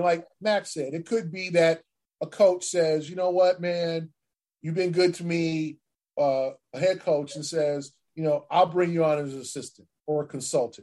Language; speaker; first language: English; native; English